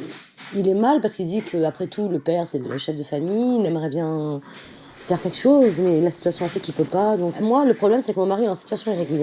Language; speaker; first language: French; native; French